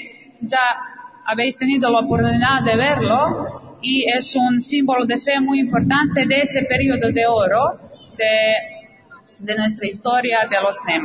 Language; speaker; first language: Spanish; non-native, fluent; Serbian